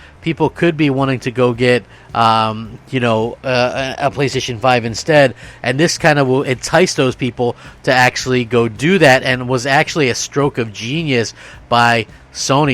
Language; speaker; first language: English; native; English